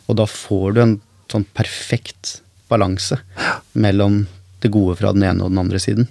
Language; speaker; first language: Norwegian; early bilingual, other home language; Arabic